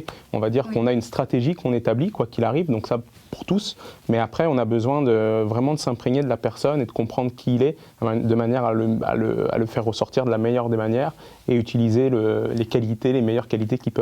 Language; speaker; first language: French; native; French